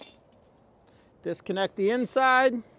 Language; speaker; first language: English; native; English